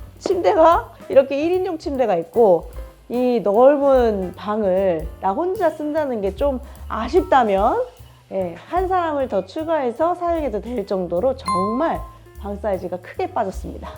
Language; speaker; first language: Korean; native; Korean